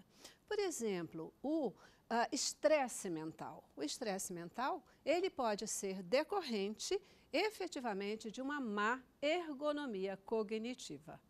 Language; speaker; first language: Portuguese; native; Portuguese